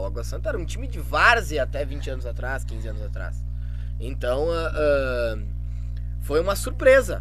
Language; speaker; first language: Portuguese; native; Portuguese